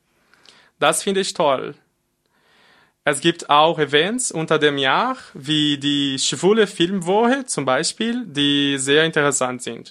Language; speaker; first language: German; non-native, fluent; Portuguese